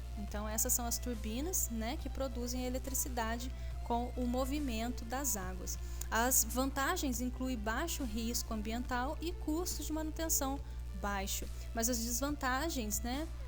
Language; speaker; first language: Portuguese; native; Portuguese